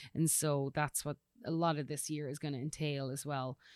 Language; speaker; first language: English; native; English